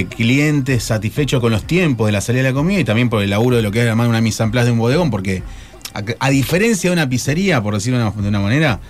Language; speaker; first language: Spanish; native; Spanish